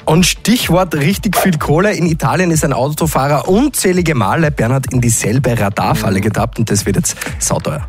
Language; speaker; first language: German; native; German